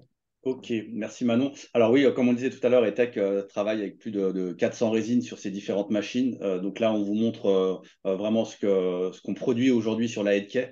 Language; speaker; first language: French; native; French